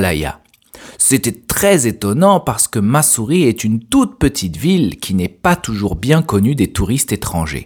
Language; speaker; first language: French; native; French